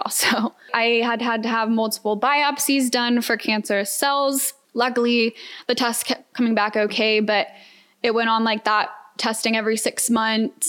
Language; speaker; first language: English; native; English